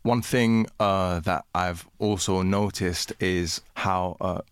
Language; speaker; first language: English; native; English